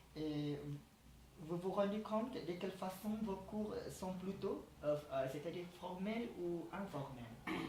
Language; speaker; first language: French; non-native, learner; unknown